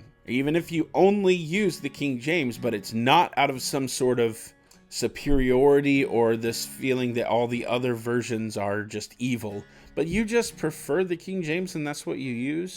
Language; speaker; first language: English; native; English